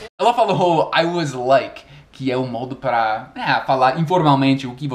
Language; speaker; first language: Portuguese; non-native, fluent; English